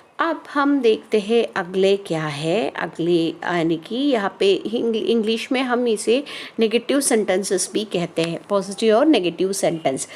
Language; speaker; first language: Hindi; non-native, local second language; Kannada